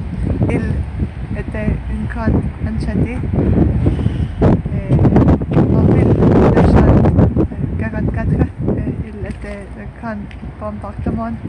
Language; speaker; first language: French; non-native, learner; Estonian